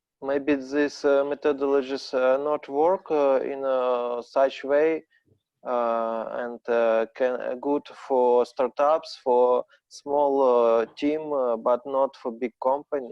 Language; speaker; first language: English; non-native, learner; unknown